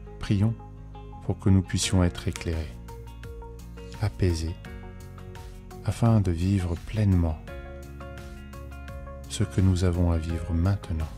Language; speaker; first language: French; native; French